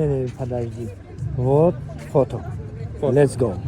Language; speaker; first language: Russian; non-native, learner; Tajik